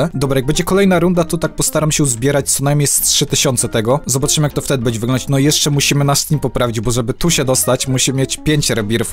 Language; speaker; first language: Polish; native; Polish